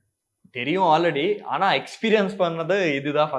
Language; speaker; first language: Tamil; non-native, learner; Telugu